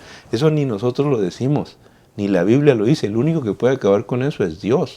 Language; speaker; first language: Spanish; native; Spanish